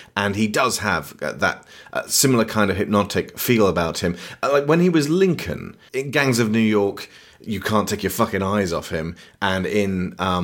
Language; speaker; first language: English; native; English